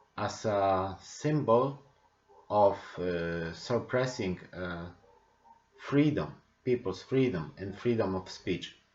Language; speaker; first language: English; non-native, fluent; Polish